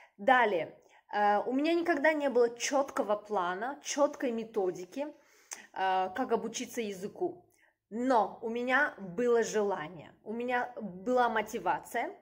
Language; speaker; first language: Russian; native; Russian